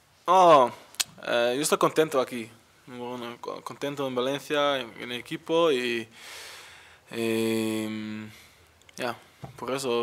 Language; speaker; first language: Spanish; non-native, learner; Dutch